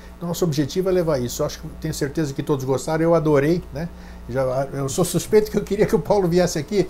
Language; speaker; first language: Portuguese; native; Portuguese